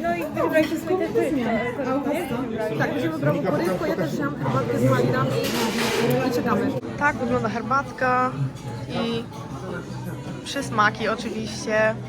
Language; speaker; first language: Polish; native; Polish